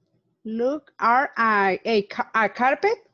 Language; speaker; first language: English; non-native, learner; Spanish